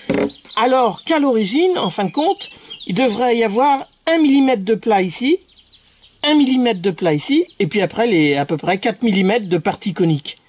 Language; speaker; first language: French; native; French